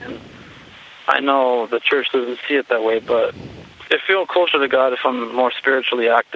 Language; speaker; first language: English; native; English